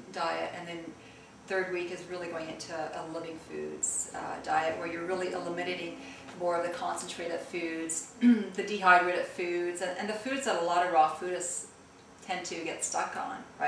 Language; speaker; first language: English; early bilingual, other home language; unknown